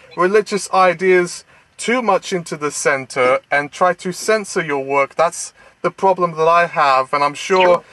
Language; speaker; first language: English; native; English